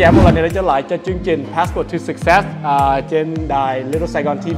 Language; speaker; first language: Vietnamese; early bilingual, heritage; Vietnamese